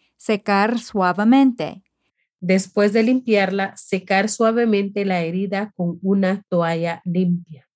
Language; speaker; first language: Spanish; non-native, fluent; English